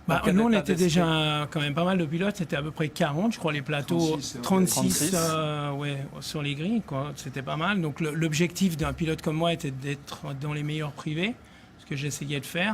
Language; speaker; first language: French; native; French